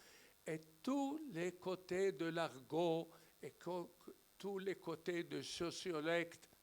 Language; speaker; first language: French; non-native, fluent; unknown